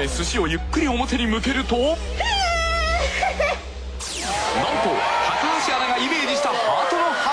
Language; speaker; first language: Japanese; native; Japanese